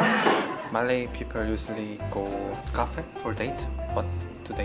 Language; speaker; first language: English; non-native, learner; Korean